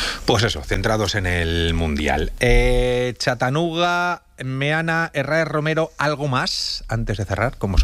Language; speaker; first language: Spanish; native; Spanish